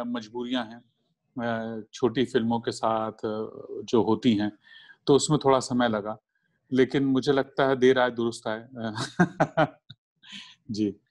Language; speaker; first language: Hindi; native; Hindi